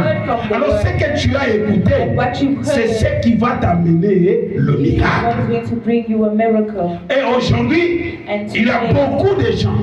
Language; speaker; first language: French; non-native, local second language; Lingala